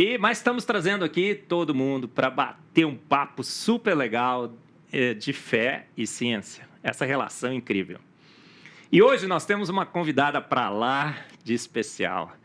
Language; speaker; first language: Portuguese; native; Portuguese